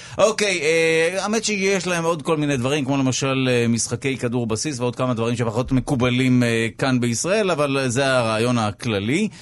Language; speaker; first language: Hebrew; native; Hebrew